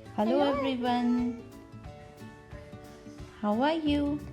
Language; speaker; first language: English; non-native, local second language; Hindi